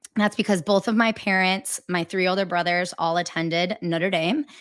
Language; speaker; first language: English; native; English